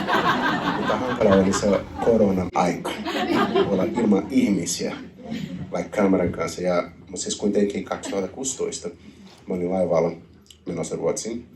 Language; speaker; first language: Finnish; non-native, learner; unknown